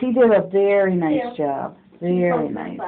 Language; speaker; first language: English; native; English